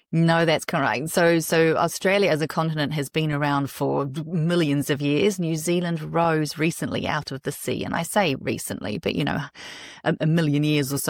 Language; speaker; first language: English; native; English